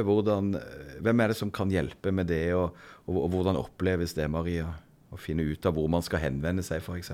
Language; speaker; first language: Norwegian; native; Norwegian